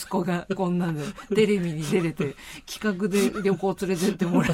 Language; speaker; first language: Japanese; native; Japanese